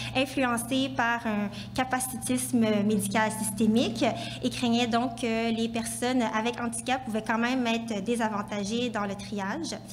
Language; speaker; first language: French; native; French